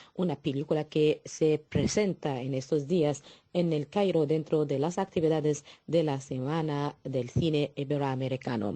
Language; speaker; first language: Spanish; non-native, fluent; Arabic